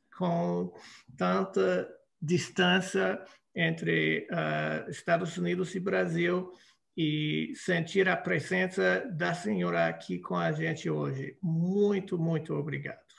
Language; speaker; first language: Portuguese; non-native, fluent; English